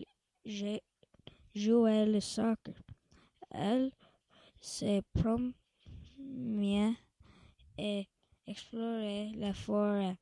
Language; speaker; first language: French; non-native, learner; English